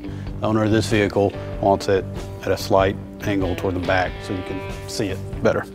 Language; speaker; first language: English; native; English